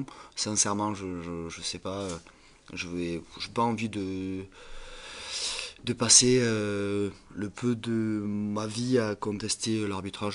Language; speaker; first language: French; native; French